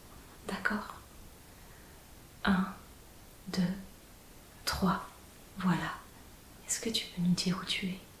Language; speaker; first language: French; native; French